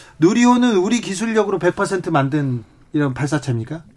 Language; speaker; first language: Korean; native; Korean